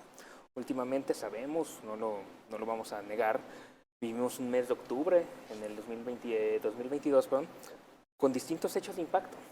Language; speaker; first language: Spanish; native; Spanish